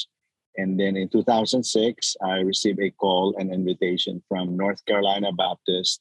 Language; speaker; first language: English; non-native, local second language; Cebuano